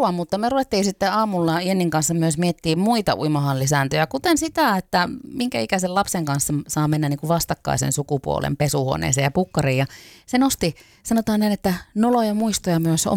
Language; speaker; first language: Finnish; native; Finnish